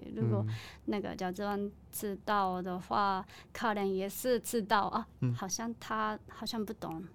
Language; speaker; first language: Chinese; non-native, learner; Japanese